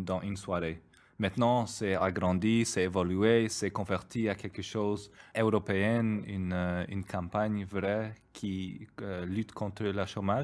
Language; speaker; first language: French; non-native, fluent; Spanish